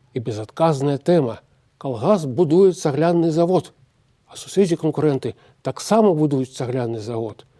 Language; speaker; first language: Belarusian; native; Belarusian